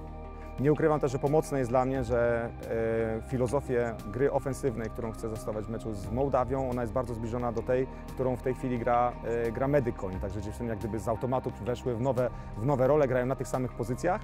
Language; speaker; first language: Polish; native; Polish